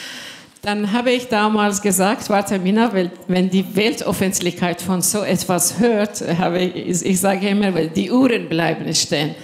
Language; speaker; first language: German; non-native, fluent; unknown